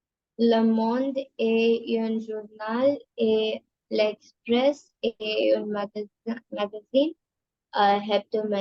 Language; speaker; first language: French; non-native, learner; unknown